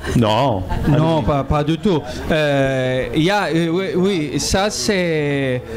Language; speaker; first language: French; non-native, fluent; Italian